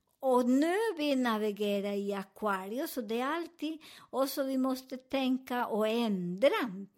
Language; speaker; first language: Swedish; non-native, fluent; Spanish